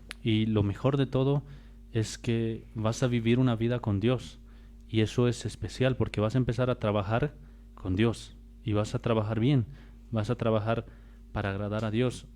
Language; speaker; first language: Spanish; native; Spanish